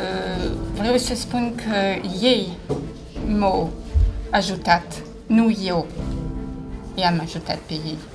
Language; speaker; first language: Romanian; non-native, fluent; French